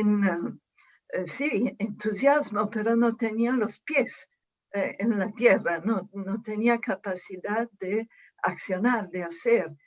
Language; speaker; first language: Spanish; non-native, fluent; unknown